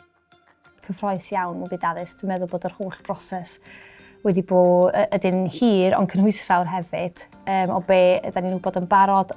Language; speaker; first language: Welsh; native; Welsh